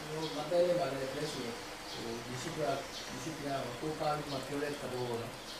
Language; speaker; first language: Burmese; non-native, local second language; Tedim Chin